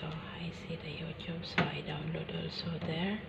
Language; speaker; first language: English; non-native, learner; Filipino